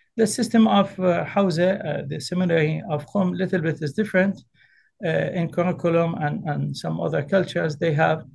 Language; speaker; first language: English; early bilingual, other home language; Arabic